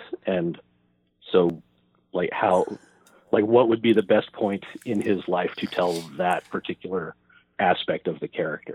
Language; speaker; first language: English; native; English